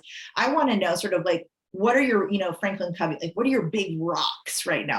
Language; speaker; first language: English; native; English